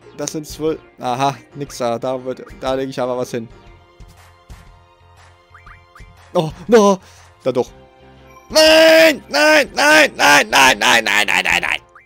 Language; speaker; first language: German; native; German